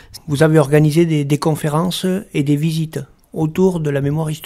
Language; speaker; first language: French; native; French